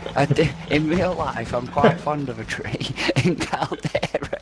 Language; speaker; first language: English; native; English